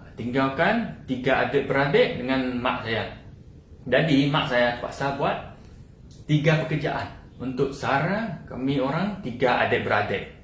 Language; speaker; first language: Malay; non-native, local second language; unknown